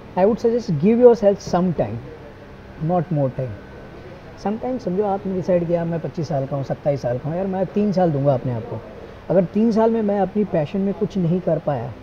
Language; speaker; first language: Hindi; non-native, local second language; Gujarati